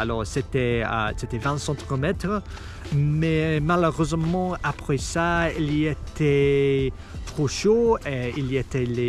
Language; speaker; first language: French; non-native, learner; English